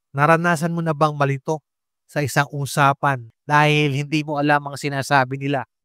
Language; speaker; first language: Filipino; native; Filipino